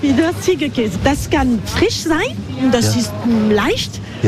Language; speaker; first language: German; non-native, learner; French